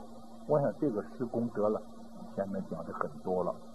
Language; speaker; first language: Chinese; native; Chinese